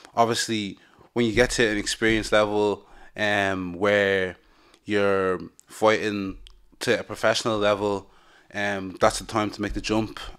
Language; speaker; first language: English; native; English